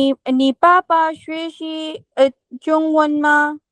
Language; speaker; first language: Chinese; non-native, learner; Hindi